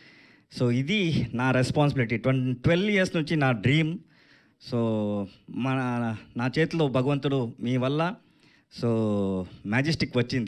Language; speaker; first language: Telugu; non-native, learner; Kannada